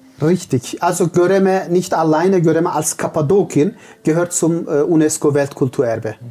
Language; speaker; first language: German; non-native, fluent; Turkish